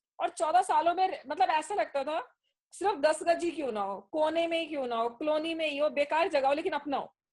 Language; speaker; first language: Hindi; native; Hindi